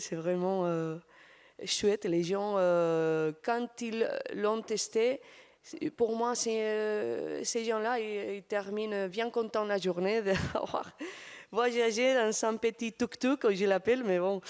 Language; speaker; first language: French; non-native, fluent; Spanish